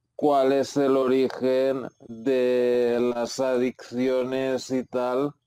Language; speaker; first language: Spanish; native; Spanish